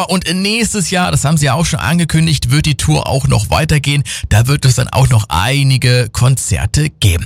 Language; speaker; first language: German; native; German